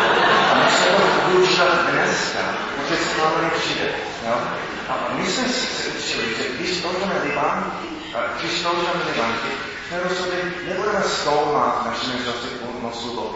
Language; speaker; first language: Czech; non-native, fluent; English